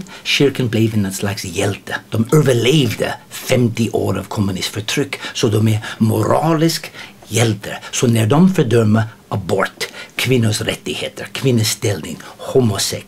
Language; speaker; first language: Swedish; non-native, fluent; English